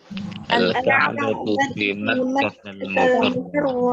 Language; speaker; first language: Arabic; non-native, learner; Indonesian